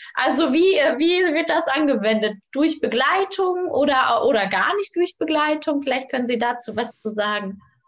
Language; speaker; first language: German; native; German